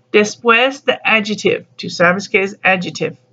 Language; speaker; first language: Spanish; non-native, learner; English